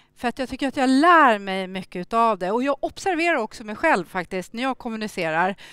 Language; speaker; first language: Swedish; early bilingual, other home language; Thai